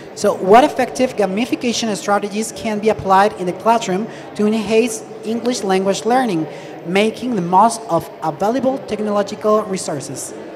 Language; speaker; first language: English; non-native, fluent; Spanish